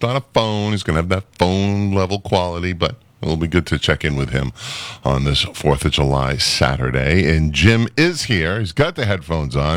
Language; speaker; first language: English; native; English